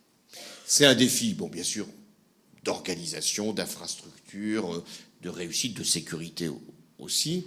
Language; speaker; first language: French; native; French